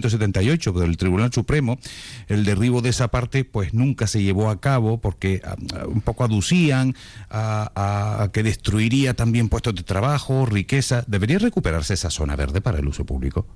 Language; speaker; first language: Spanish; native; Spanish